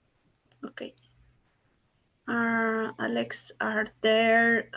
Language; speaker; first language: English; non-native, learner; Spanish